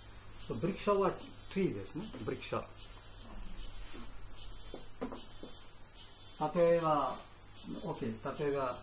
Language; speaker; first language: Japanese; non-native, learner; Bangla